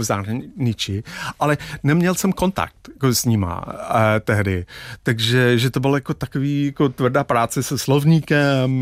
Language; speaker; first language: Czech; non-native, fluent; English